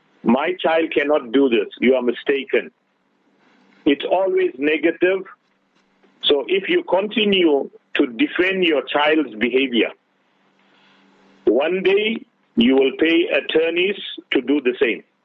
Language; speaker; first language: English; native; English